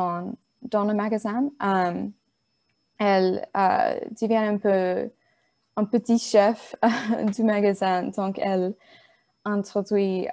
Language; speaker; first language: French; non-native, learner; English